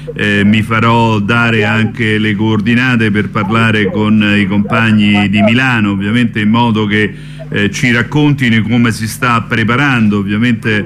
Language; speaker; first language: Italian; native; Italian